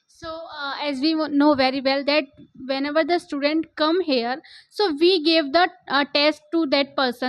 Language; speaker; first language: English; non-native, local second language; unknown